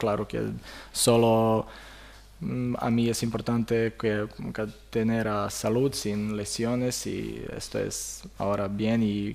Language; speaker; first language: Spanish; non-native, learner; Serbian